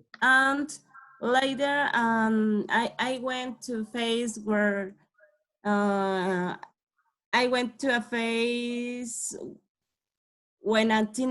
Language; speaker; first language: English; non-native, learner; Spanish